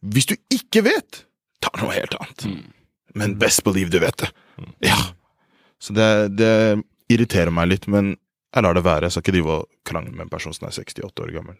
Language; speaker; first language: Norwegian; early bilingual, other home language; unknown